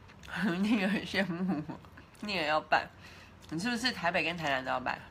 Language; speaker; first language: Chinese; native; Chinese